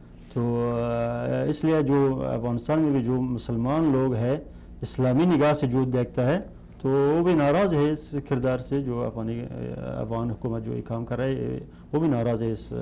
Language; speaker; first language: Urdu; non-native, fluent; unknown